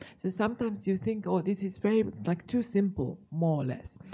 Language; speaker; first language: English; non-native, fluent; Japanese